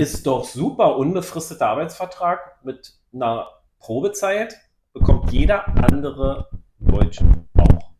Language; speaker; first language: German; native; German